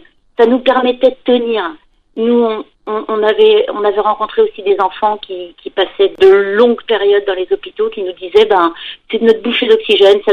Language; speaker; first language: French; native; French